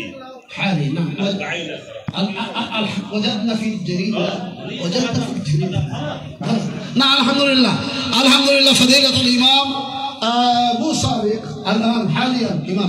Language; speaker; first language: Arabic; non-native, fluent; Bangla